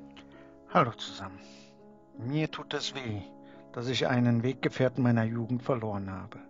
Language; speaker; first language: German; early bilingual, other home language; Turkish